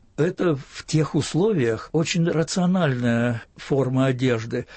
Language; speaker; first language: Russian; native; Russian